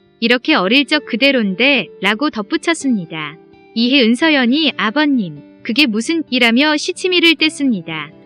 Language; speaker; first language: Korean; native; Korean